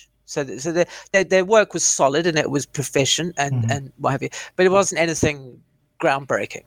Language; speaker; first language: English; native; English